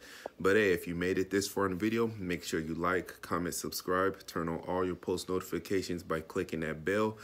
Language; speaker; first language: English; native; English